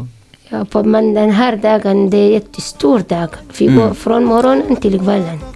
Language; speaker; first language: Swedish; non-native, learner; Syriac